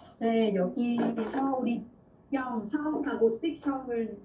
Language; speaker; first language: Korean; non-native, fluent; Vietnamese